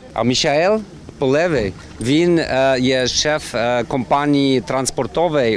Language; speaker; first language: Ukrainian; non-native, learner; German